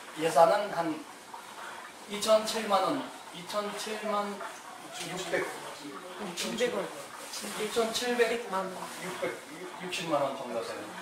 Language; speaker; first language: Korean; non-native, fluent; Kyrgyz